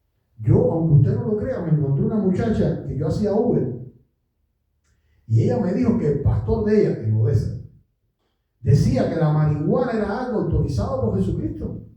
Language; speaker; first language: Spanish; native; Spanish